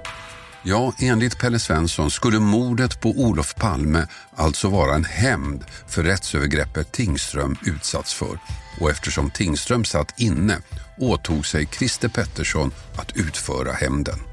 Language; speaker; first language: Swedish; native; Swedish